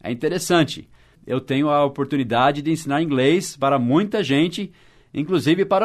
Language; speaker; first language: Portuguese; non-native, fluent; English